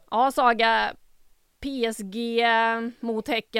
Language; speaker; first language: Swedish; native; Swedish